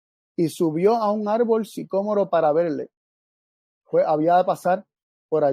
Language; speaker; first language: Spanish; native; Spanish